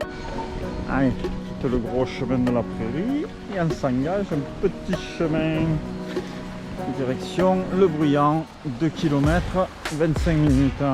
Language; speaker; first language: French; native; French